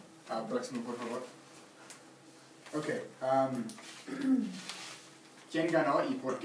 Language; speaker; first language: Spanish; non-native, learner; English